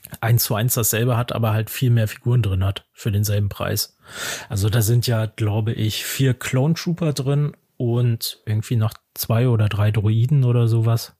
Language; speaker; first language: German; native; German